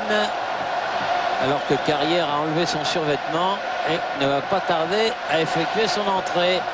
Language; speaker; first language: French; native; French